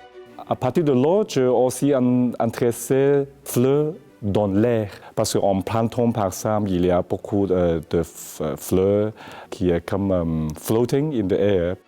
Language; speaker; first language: French; non-native, learner; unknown